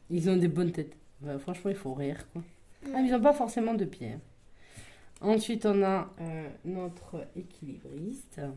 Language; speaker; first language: French; native; French